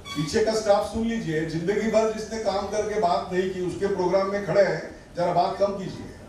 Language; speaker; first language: Hindi; non-native, local second language; Marathi